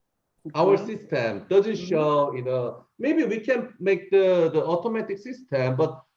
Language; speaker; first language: English; non-native, learner; Korean